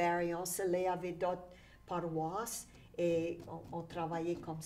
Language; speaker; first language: French; native; French